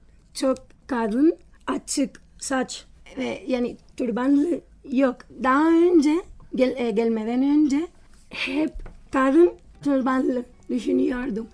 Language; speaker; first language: Turkish; non-native, learner; Spanish